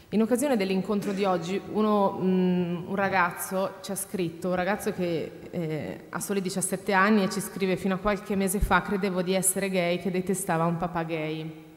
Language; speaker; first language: Italian; native; Italian